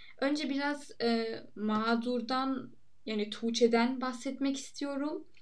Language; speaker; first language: Turkish; early bilingual, heritage; Turkish